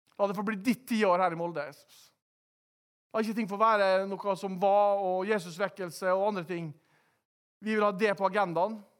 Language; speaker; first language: Norwegian; native; Norwegian